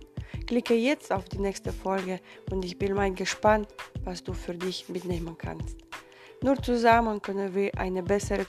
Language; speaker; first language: German; non-native, fluent; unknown